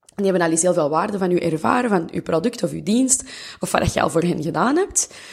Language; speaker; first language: Dutch; native; Dutch